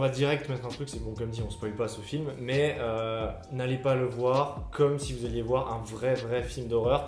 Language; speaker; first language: French; native; French